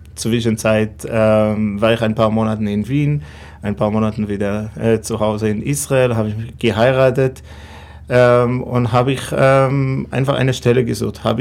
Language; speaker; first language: German; non-native, fluent; Hebrew